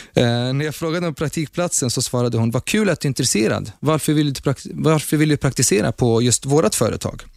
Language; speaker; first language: Swedish; early bilingual, other home language; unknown